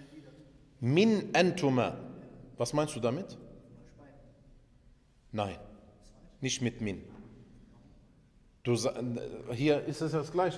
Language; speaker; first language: German; early bilingual, other home language; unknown